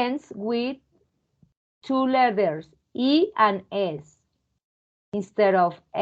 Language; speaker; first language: English; non-native, fluent; Spanish